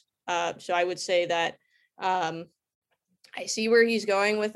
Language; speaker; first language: English; native; English